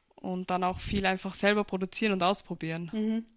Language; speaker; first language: German; native; German